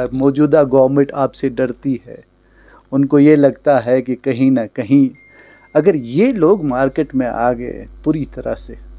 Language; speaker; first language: Hindi; non-native, local second language; Kashmiri